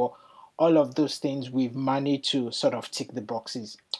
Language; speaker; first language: English; non-native, local second language; Yoruba